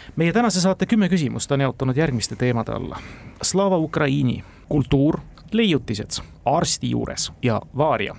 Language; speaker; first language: Estonian; native; Estonian